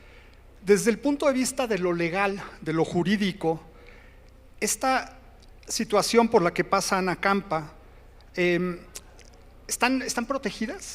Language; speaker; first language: Spanish; native; Spanish